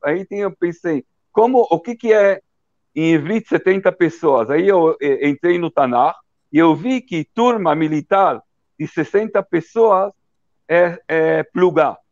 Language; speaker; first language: Portuguese; early bilingual, heritage; Portuguese